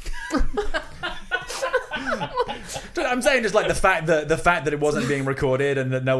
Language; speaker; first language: English; native; English